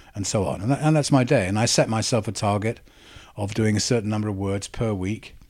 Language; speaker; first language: English; native; English